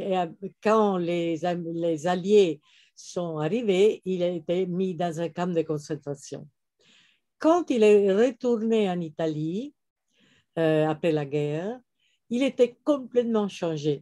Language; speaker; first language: French; non-native, fluent; Italian